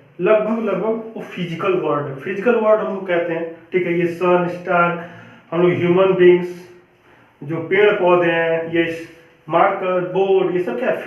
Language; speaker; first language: Hindi; native; Hindi